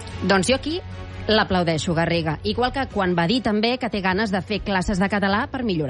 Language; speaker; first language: Catalan; native; Catalan